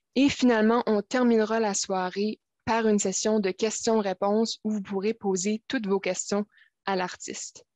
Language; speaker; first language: French; native; French